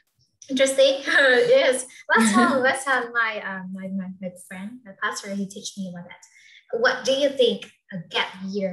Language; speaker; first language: English; non-native, fluent; Vietnamese